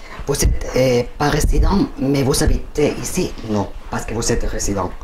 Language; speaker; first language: French; non-native, learner; Spanish